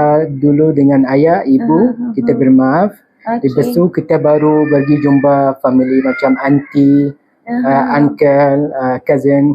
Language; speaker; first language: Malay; non-native, fluent; Arabic